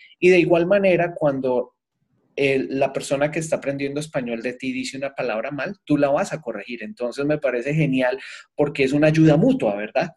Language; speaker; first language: Spanish; native; Spanish